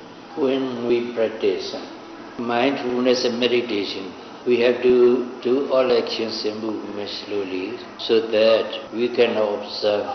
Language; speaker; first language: English; non-native, fluent; Burmese